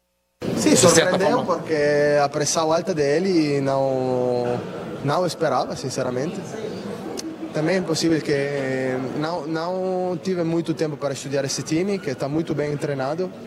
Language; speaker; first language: Portuguese; non-native, learner; Italian